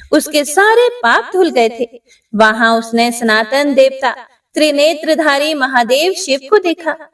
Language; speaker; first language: Hindi; native; Hindi